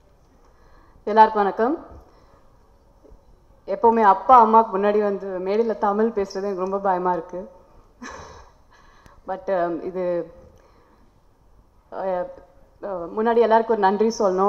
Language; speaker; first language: Tamil; non-native, local second language; Hindi